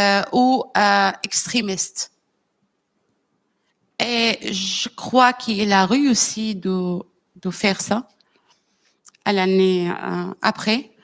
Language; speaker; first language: French; non-native, learner; Arabic